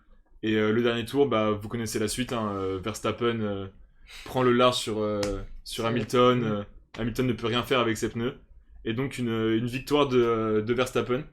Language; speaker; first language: French; native; French